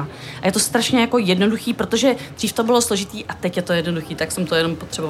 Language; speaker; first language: Czech; native; Czech